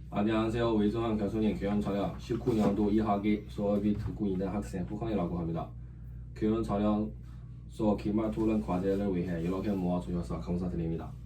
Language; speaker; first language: Korean; non-native, learner; Chinese